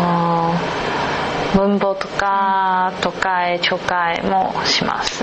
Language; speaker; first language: Japanese; non-native, learner; Chinese